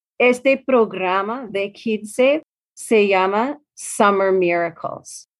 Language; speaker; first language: Spanish; non-native, learner; English